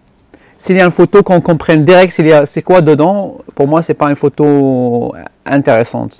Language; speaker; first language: French; non-native, local second language; Arabic